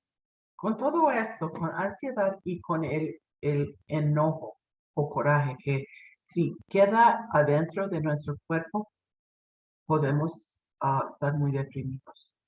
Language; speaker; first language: Spanish; non-native, fluent; English